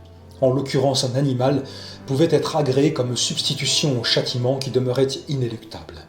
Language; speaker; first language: French; native; French